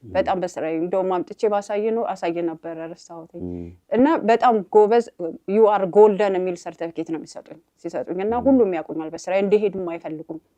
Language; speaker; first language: Amharic; native; Amharic